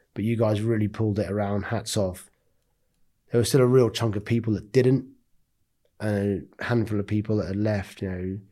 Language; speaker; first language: English; native; English